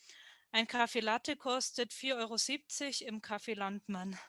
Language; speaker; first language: German; non-native, learner; Portuguese